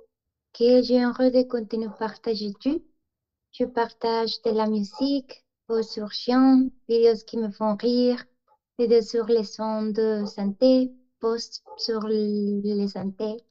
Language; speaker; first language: French; non-native, learner; Spanish